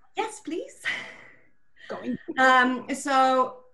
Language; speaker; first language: English; native; English